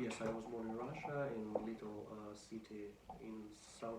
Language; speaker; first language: English; non-native, learner; Russian